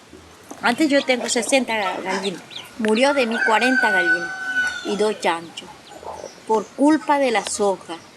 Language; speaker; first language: Spanish; non-native, local second language; Guarani